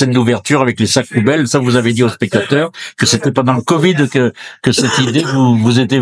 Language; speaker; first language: French; native; French